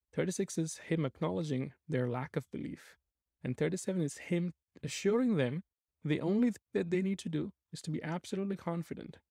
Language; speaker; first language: English; non-native, local second language; Malayalam